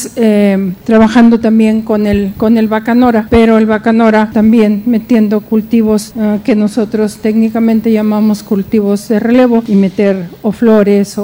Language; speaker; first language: Spanish; native; Spanish